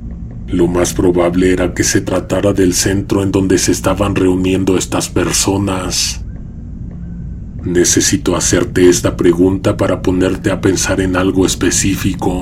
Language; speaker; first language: Spanish; native; Spanish